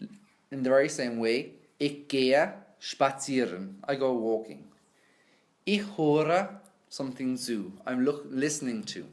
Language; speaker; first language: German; non-native, fluent; English